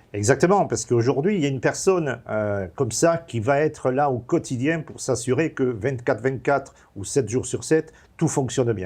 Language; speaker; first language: French; native; French